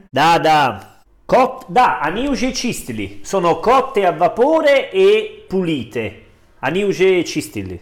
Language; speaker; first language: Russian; non-native, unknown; Italian